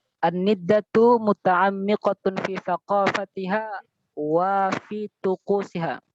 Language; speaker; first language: Arabic; non-native, learner; Indonesian